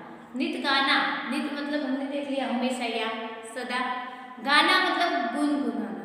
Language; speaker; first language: Hindi; non-native, local second language; Gujarati